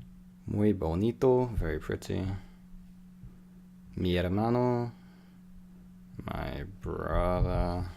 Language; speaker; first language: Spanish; non-native, learner; English